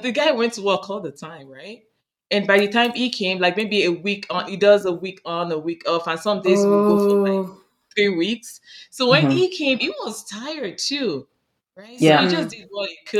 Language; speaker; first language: English; non-native, local second language; Yoruba